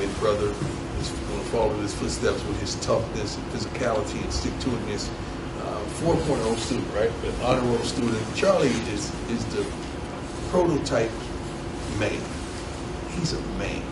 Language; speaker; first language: English; native; English